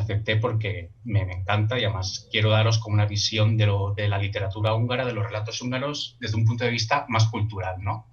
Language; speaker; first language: Spanish; native; Spanish